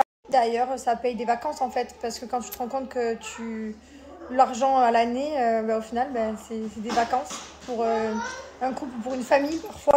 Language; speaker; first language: French; native; French